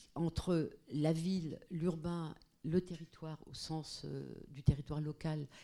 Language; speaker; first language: French; non-native, fluent; Portuguese